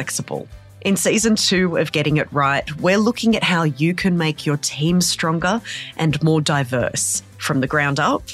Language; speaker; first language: English; native; English